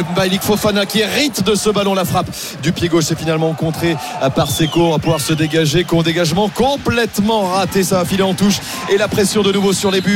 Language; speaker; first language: French; native; French